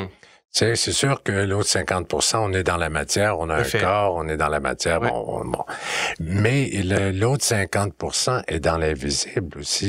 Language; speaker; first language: French; native; French